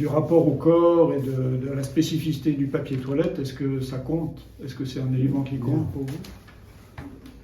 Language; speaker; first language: French; native; French